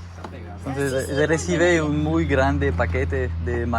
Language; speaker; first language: Spanish; non-native, learner; French